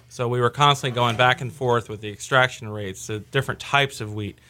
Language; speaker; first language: English; native; English